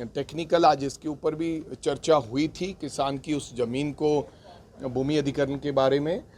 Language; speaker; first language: Hindi; non-native, local second language; Punjabi